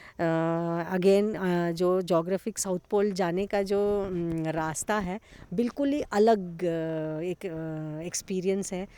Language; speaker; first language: Hindi; non-native, local second language; Kannada